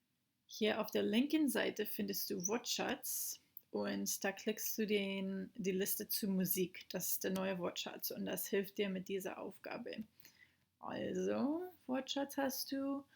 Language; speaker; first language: German; non-native, fluent; English